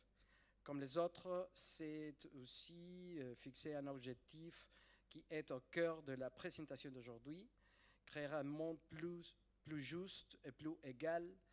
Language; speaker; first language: French; non-native, fluent; Spanish